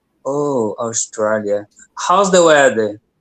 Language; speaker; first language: English; non-native, learner; Portuguese